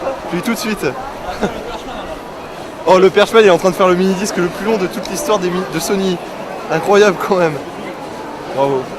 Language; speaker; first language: French; native; French